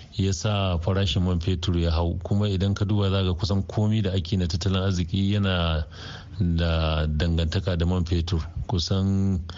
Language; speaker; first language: Hausa; native; Hausa